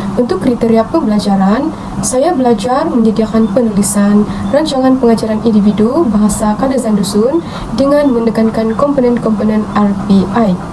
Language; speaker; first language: Malay; non-native, local second language; Central Dusun